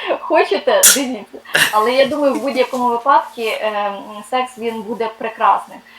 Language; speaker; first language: Ukrainian; non-native, local second language; Russian